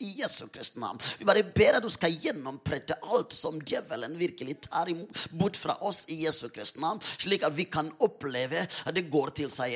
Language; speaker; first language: Norwegian; non-native, fluent; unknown